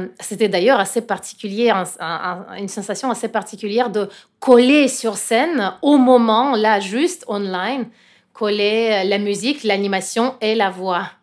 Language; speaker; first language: French; non-native, fluent; Russian